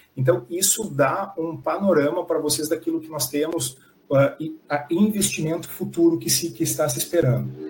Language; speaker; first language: Portuguese; native; Portuguese